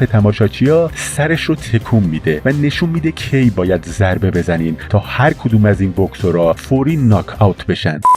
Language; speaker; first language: Persian; native; Persian